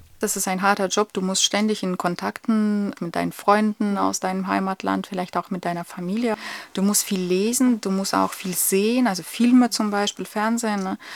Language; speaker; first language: German; non-native, fluent; Russian